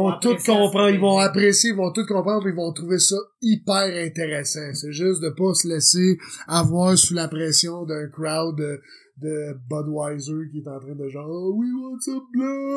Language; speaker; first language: French; native; French